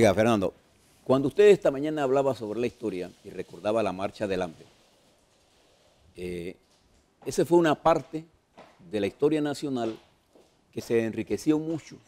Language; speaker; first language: Spanish; native; Spanish